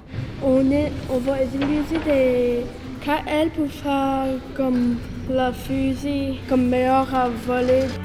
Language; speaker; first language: French; non-native, local second language; English